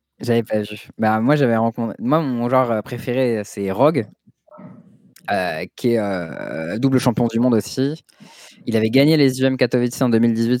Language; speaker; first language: French; native; French